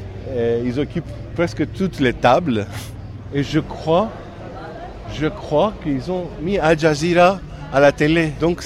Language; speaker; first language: French; non-native, fluent; Greek